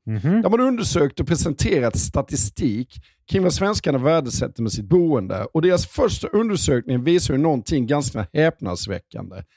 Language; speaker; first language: Swedish; native; Swedish